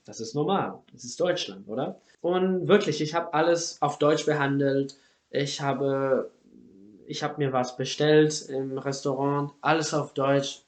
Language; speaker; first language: German; non-native, fluent; Spanish